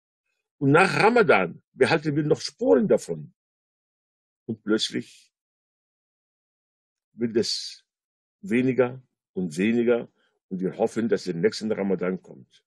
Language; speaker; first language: German; non-native, fluent; Arabic